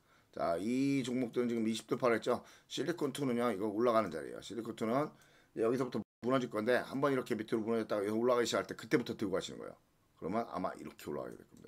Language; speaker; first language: Korean; native; Korean